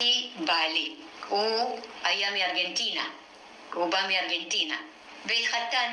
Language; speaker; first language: Hebrew; non-native, fluent; French